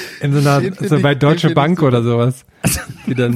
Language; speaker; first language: German; native; German